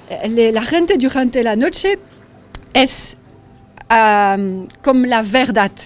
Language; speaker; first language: Spanish; non-native, learner; French